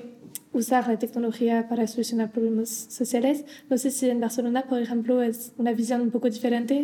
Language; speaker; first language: Spanish; non-native, learner; French